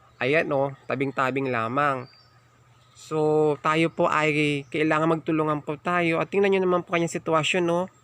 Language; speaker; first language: Filipino; non-native, local second language; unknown